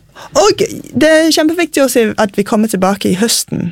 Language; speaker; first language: Norwegian; non-native, fluent; English